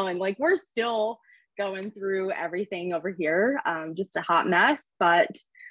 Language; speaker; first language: English; native; English